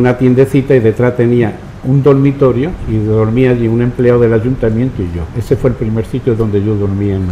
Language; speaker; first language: Spanish; native; Spanish